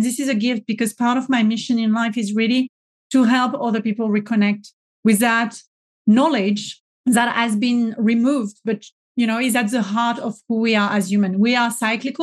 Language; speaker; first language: English; non-native, fluent; French